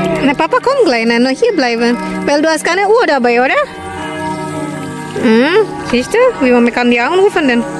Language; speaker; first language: German; non-native, learner; Indonesian